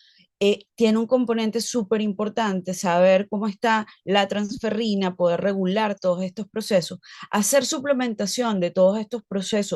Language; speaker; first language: Spanish; native; Spanish